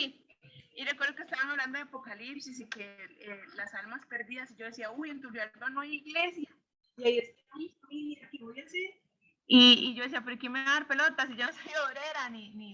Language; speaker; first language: Spanish; native; Spanish